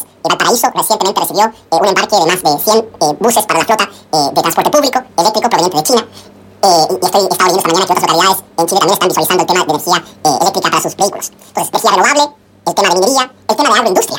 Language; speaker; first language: Spanish; native; Spanish